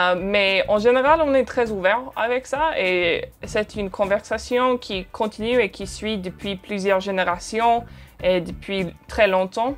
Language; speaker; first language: French; non-native, fluent; English